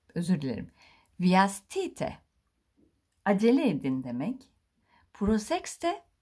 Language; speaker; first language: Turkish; native; Turkish